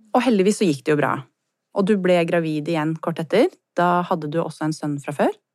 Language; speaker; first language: Norwegian; native; Norwegian